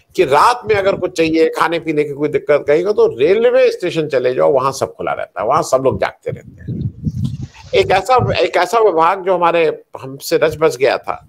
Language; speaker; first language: Hindi; native; Hindi